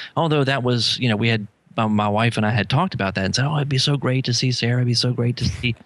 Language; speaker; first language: English; native; English